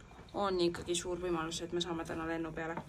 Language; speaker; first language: Estonian; native; Estonian